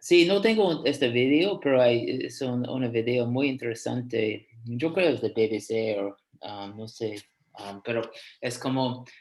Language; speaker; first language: Spanish; non-native, fluent; English